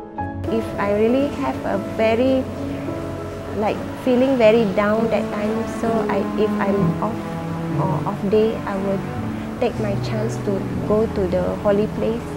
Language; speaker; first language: English; non-native, local second language; Malay